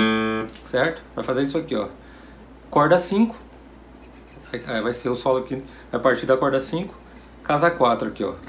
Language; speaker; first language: Portuguese; native; Portuguese